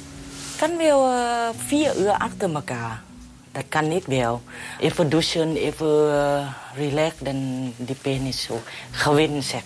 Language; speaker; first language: Dutch; non-native, learner; Thai